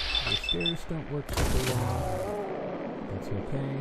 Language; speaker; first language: English; native; English